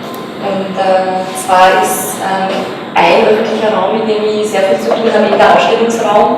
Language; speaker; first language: German; native; German